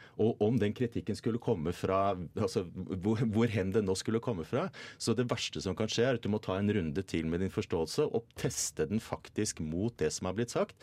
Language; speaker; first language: Norwegian; native; Norwegian